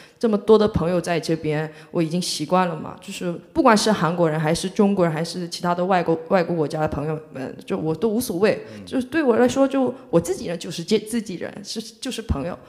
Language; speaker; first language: Chinese; non-native, fluent; Korean